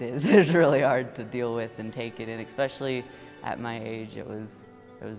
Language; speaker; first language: English; native; English